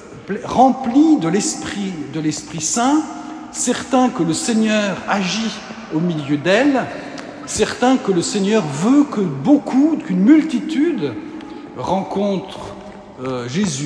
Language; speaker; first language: French; native; French